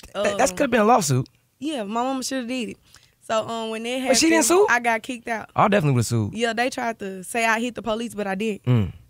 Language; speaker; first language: English; native; English